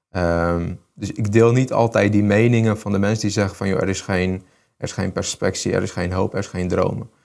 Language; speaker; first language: Dutch; early bilingual, other home language; Armenian